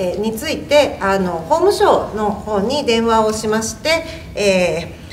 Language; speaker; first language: Japanese; native; Japanese